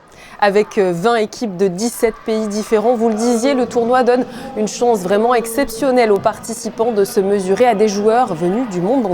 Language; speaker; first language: French; native; French